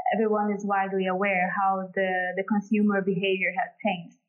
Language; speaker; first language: English; non-native, fluent; Portuguese